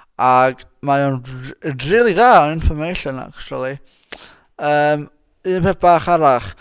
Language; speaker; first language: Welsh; non-native, local second language; English